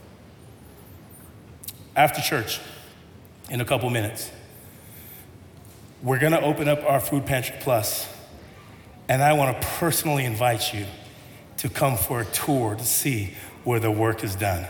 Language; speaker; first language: English; native; English